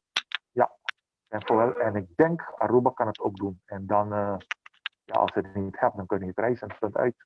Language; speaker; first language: Dutch; non-native, local second language; Papiamento